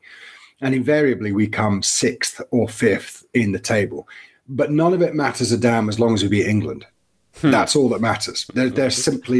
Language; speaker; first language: English; native; English